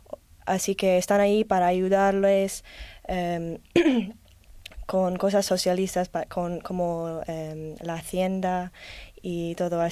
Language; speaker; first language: Spanish; non-native, learner; English